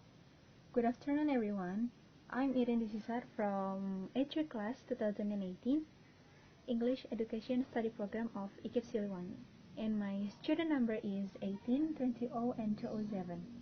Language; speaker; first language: English; non-native, learner; Indonesian